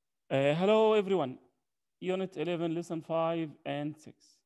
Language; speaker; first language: English; non-native, fluent; Arabic